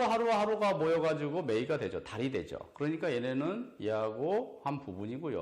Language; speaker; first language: Korean; native; Korean